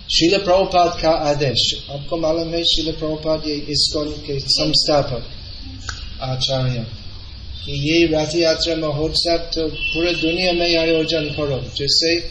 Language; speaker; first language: Hindi; non-native, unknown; English